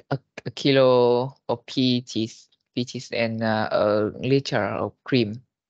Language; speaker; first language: English; non-native, learner; Vietnamese